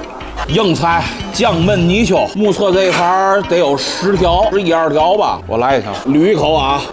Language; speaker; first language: Chinese; native; Chinese